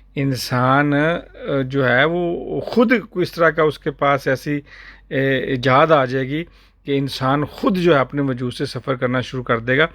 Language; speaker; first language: Urdu; native; Urdu